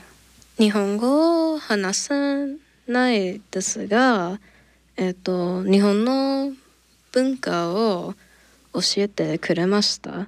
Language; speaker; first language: Japanese; non-native, learner; English